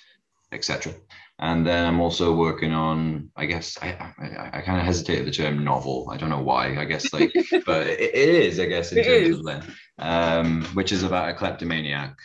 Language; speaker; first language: English; native; English